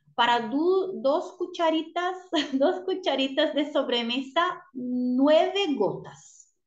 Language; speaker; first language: Spanish; non-native, learner; Portuguese